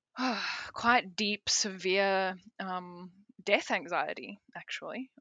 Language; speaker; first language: English; native; English